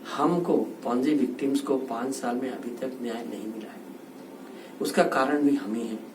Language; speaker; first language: Hindi; non-native, local second language; Kannada